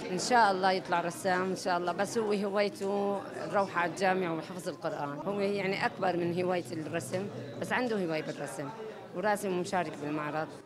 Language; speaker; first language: Arabic; native; Arabic